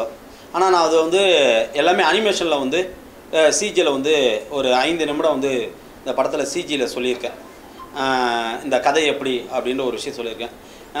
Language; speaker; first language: Tamil; native; Tamil